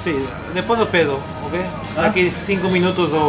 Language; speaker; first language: Spanish; non-native, learner; Japanese